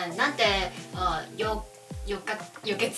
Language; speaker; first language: Japanese; non-native, learner; Chinese